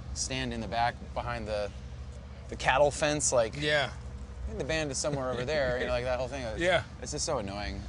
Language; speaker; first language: English; native; English